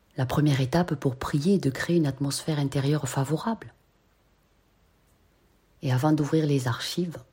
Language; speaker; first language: French; native; French